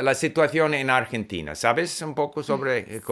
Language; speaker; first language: Spanish; non-native, fluent; English